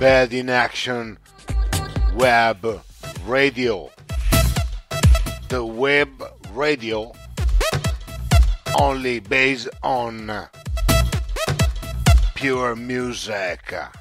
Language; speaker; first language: English; non-native, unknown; Italian